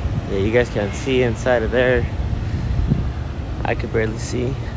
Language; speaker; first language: English; early bilingual, other home language; Spanish